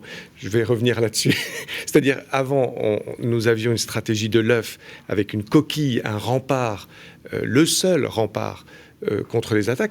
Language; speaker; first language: French; native; French